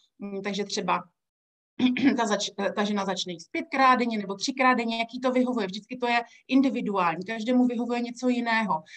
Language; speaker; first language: Czech; native; Czech